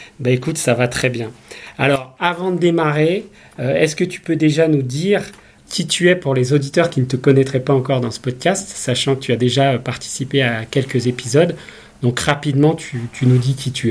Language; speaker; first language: French; native; French